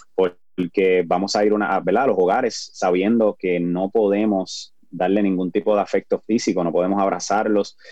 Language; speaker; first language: Spanish; native; Spanish